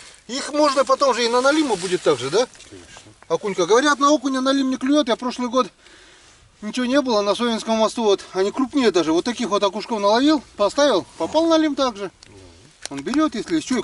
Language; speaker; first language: Russian; native; Russian